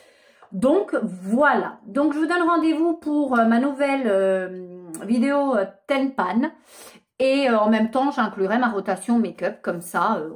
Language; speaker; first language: French; native; French